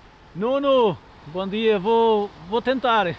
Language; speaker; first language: Portuguese; native; Portuguese